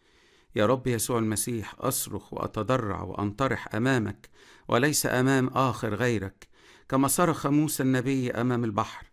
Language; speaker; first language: Arabic; native; Arabic